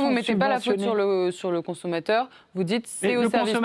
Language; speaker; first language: French; native; French